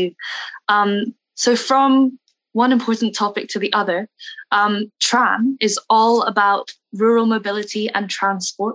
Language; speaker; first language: English; native; English